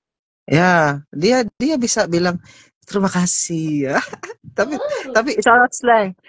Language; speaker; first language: Indonesian; non-native, learner; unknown